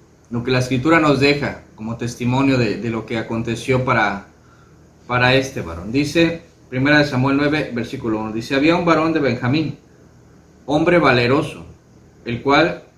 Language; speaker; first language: Spanish; native; Spanish